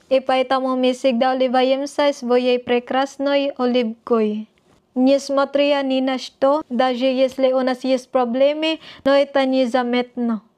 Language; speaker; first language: Russian; non-native, learner; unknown